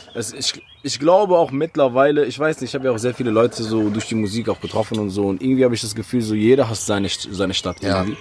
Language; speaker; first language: German; non-native, fluent; Arabic